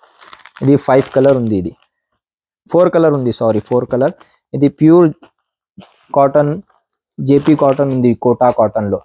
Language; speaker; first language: Telugu; non-native, local second language; Urdu